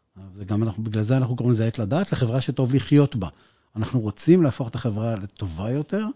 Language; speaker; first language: Hebrew; native; Hebrew